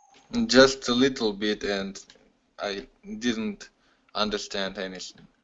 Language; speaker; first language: English; non-native, learner; Russian